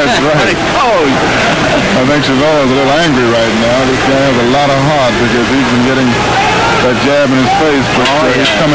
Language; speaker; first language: English; native; English